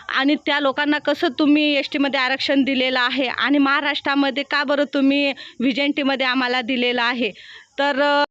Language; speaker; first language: Marathi; non-native, local second language; Lambadi